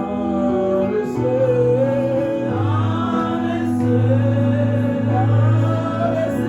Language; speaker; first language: French; non-native, local second language; Lingala